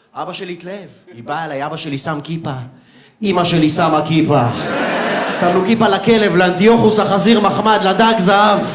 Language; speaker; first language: Hebrew; early bilingual, other home language; Russian